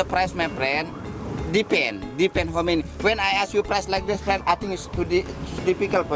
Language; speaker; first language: English; non-native, learner; Indonesian